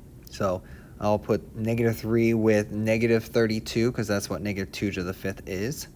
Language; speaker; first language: English; native; English